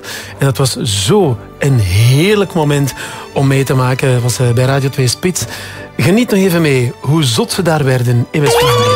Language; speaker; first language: Dutch; native; Dutch